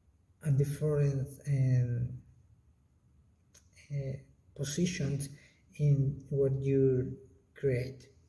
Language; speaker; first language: English; non-native, learner; Spanish